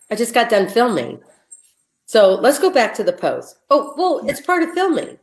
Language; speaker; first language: English; native; English